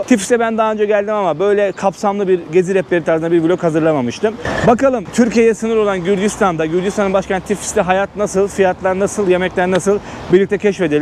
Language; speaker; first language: Turkish; native; Turkish